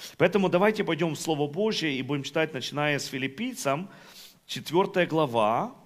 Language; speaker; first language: Russian; non-native, local second language; Ukrainian